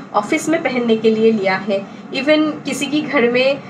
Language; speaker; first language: Hindi; non-native, local second language; Bangla